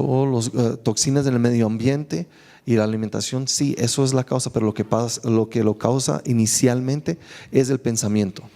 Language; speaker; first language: Spanish; native; Spanish